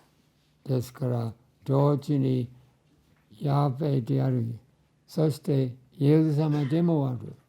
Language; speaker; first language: Japanese; non-native, fluent; English